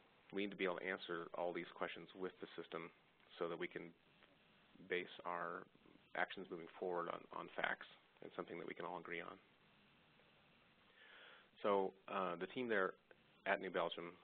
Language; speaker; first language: English; native; English